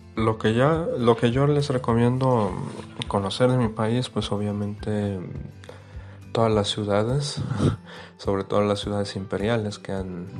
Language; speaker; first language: Spanish; non-native, fluent; Arabic